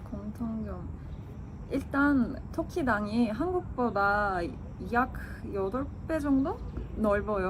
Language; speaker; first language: Korean; non-native, fluent; Turkish